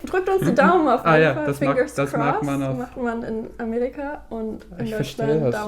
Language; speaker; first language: German; native; German